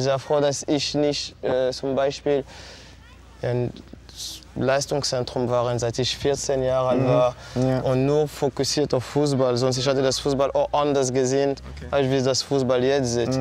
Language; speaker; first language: German; non-native, fluent; French